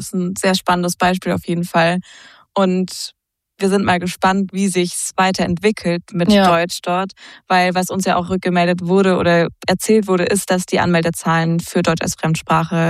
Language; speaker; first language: German; native; German